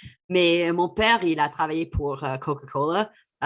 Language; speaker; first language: French; non-native, fluent; English